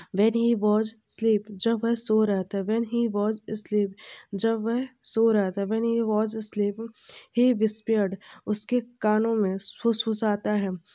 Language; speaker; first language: Hindi; native; Hindi